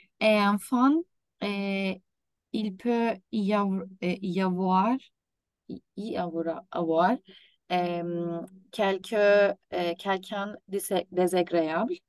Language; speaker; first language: French; non-native, learner; Turkish